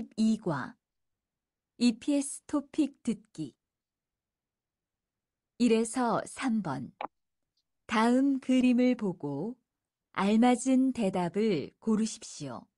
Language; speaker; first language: Korean; non-native, learner; Nepali